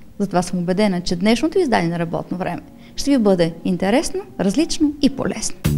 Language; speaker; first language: Bulgarian; native; Bulgarian